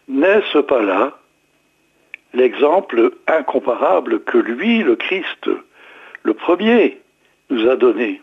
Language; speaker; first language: French; native; French